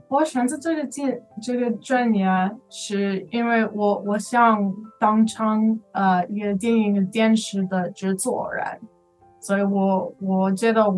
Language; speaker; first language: Chinese; non-native, learner; English